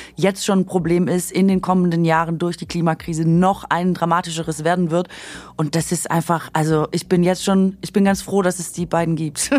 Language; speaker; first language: German; native; German